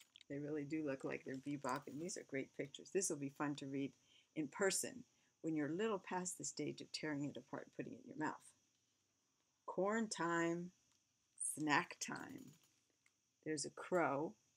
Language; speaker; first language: English; native; English